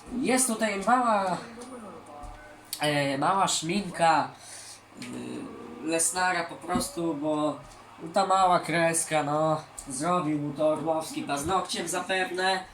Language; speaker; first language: Polish; native; Polish